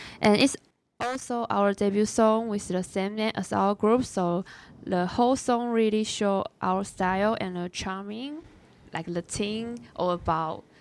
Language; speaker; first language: English; non-native, learner; Chinese